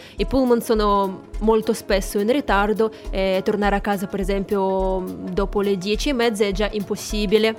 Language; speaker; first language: Italian; non-native, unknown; Russian